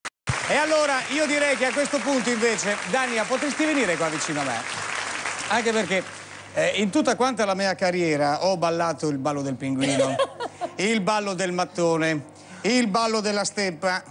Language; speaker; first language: Italian; native; Italian